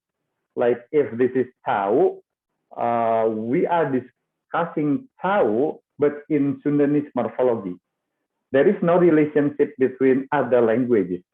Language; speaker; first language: English; non-native, fluent; Indonesian